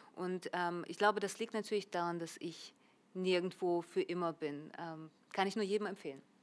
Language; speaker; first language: German; early bilingual, other home language; Russian